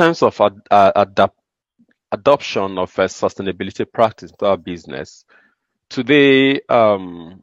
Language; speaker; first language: English; non-native, local second language; Igbo